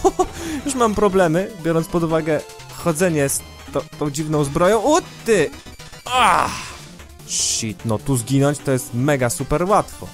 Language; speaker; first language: Polish; native; Polish